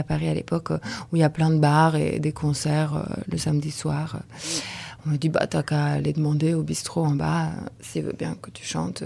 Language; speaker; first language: French; early bilingual, other home language; Lithuanian